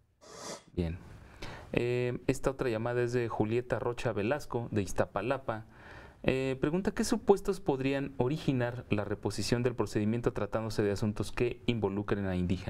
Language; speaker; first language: Spanish; native; Spanish